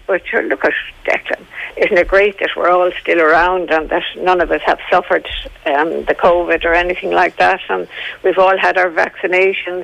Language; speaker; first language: English; native; English